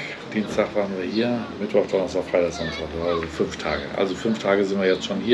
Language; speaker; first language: German; native; German